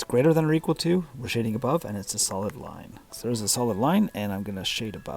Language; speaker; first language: English; native; English